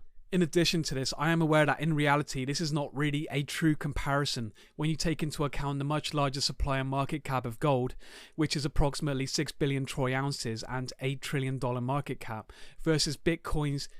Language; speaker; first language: English; native; English